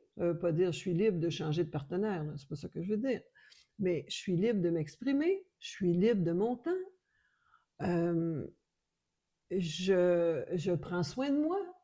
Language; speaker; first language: French; native; French